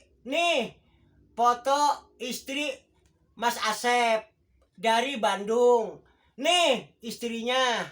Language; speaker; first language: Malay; non-native, local second language; Javanese